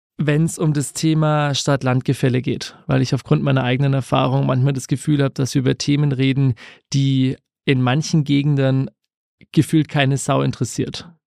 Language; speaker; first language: German; native; German